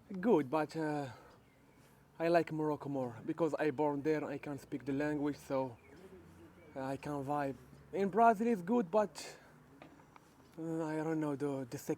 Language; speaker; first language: English; non-native, learner; Arabic